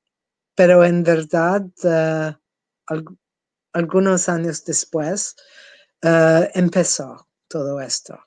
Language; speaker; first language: Spanish; non-native, fluent; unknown